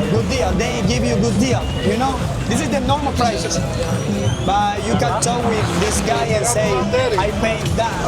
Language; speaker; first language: English; non-native, learner; Spanish